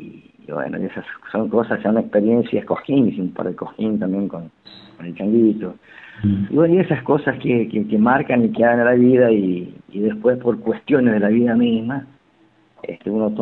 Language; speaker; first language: Spanish; native; Spanish